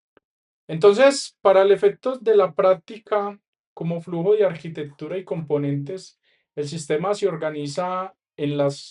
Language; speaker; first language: Spanish; native; Spanish